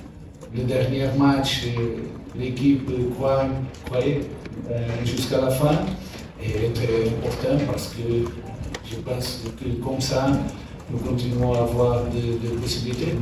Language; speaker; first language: French; non-native, learner; Portuguese